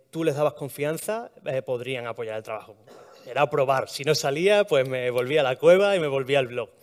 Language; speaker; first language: Spanish; native; Spanish